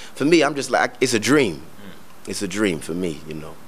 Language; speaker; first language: English; native; English